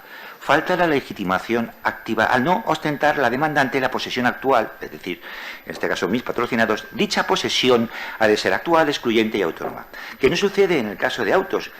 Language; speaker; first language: Spanish; native; Spanish